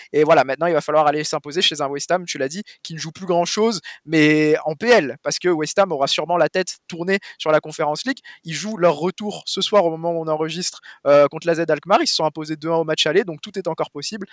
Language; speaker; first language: French; native; French